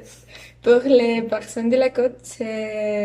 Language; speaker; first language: French; non-native, learner; Spanish